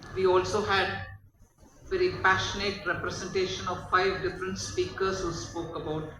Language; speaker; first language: English; non-native, local second language; Tamil